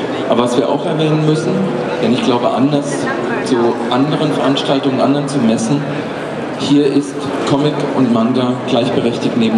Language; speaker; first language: German; native; German